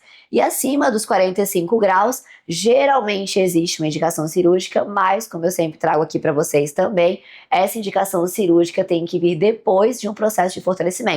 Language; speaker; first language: Portuguese; native; Portuguese